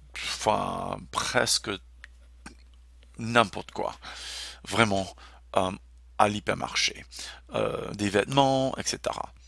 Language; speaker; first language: French; non-native, fluent; English